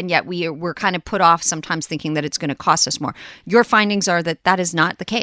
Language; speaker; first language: English; native; English